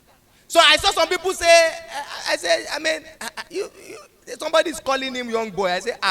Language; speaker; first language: English; non-native, local second language; Yoruba